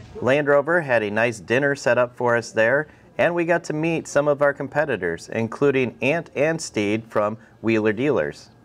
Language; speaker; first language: English; native; English